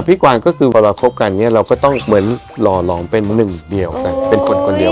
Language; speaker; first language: Thai; early bilingual, heritage; Thai